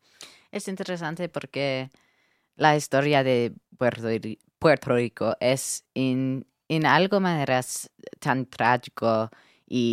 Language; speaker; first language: Spanish; non-native, learner; English